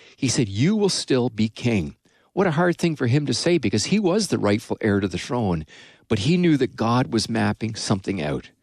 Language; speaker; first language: English; native; English